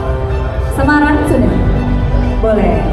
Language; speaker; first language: Indonesian; native; Indonesian